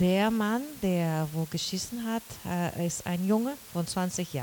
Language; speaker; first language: German; non-native, learner; Portuguese